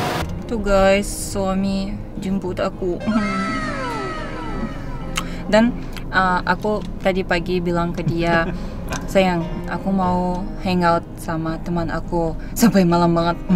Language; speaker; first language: Indonesian; non-native, learner; Russian